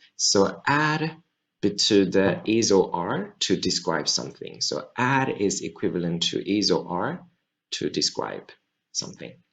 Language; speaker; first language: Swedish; non-native, fluent; Chinese